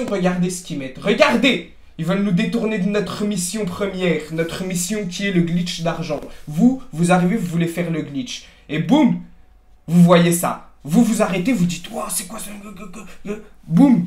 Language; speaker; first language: French; native; French